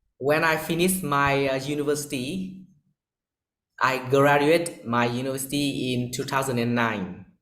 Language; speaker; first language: English; non-native, learner; Vietnamese